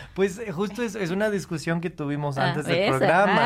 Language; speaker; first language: Spanish; early bilingual, heritage; Spanish